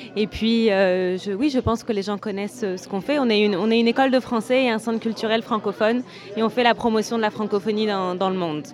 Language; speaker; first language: French; native; French